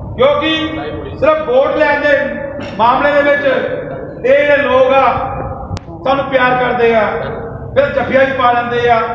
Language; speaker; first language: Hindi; non-native, local second language; Punjabi